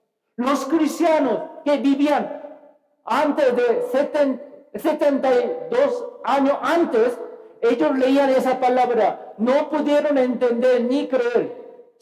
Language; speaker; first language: Spanish; non-native, fluent; Korean